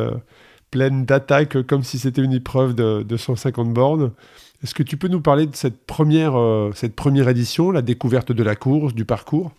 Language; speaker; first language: French; native; French